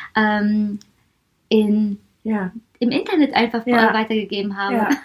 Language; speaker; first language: German; early bilingual, heritage; Persian